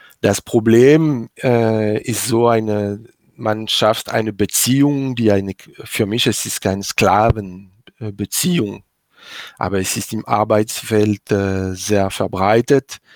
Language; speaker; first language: German; non-native, learner; French